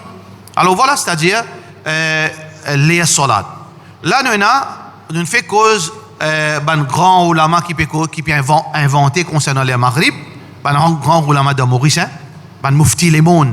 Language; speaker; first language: French; non-native, learner; Morisyen